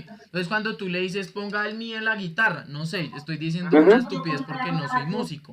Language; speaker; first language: Spanish; native; Spanish